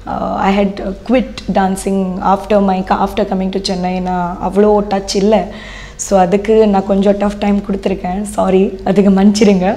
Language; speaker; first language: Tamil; non-native, fluent; Odia